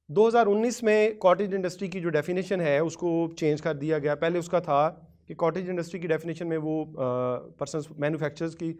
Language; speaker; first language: Urdu; non-native, local second language; Punjabi